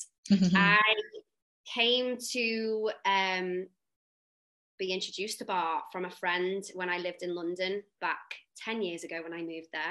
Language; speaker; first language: English; native; English